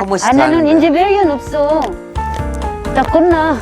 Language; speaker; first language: Korean; non-native, learner; Filipino